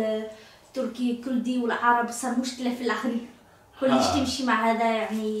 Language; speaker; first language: Arabic; non-native, learner; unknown